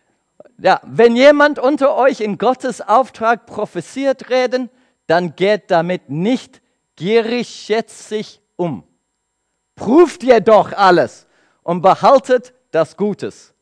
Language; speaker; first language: German; non-native, learner; English